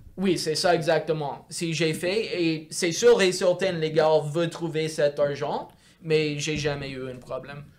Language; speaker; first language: French; non-native, local second language; English